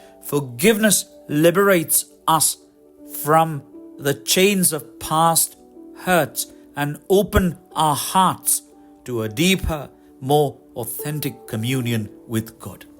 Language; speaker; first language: English; non-native, local second language; Malayalam